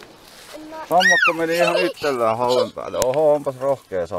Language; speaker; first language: Finnish; native; Finnish